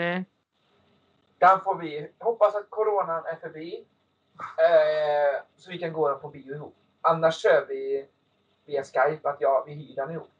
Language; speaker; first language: Swedish; native; Swedish